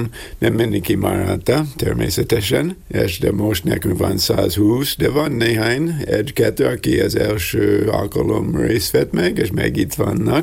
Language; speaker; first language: Hungarian; non-native, learner; English